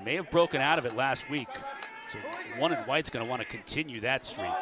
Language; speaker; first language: English; native; English